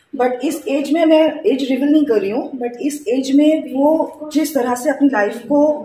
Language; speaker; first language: Hindi; non-native, local second language; Bangla